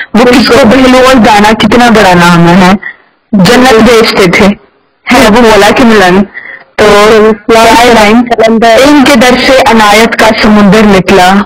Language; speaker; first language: Urdu; native; Urdu